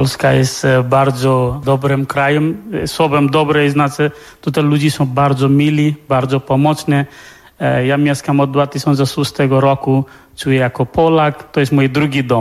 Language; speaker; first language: Polish; non-native, learner; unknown